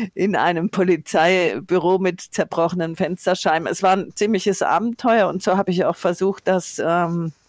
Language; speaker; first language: German; native; German